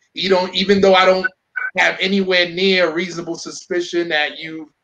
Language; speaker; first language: English; early bilingual, other home language; Spanish